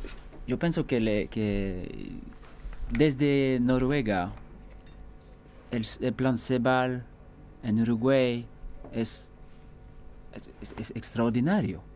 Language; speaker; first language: Spanish; non-native, fluent; French